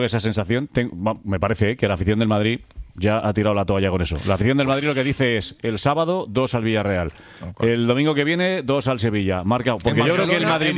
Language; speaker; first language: Spanish; native; Spanish